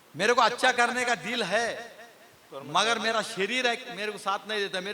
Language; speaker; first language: Hindi; non-native, local second language; Telugu